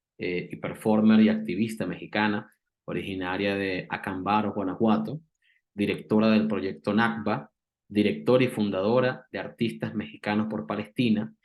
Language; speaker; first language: Spanish; native; Spanish